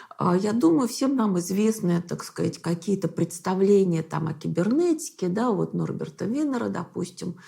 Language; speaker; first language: Russian; native; Russian